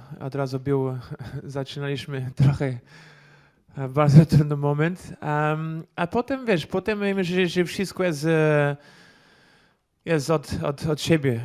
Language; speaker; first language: Polish; non-native, learner; Portuguese